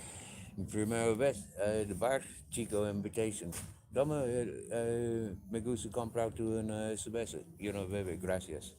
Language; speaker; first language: Spanish; non-native, learner; English